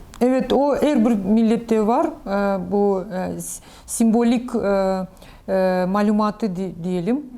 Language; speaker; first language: Turkish; non-native, learner; Crimean Tatar